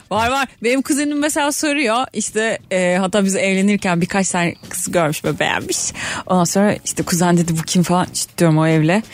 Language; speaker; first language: Turkish; native; Turkish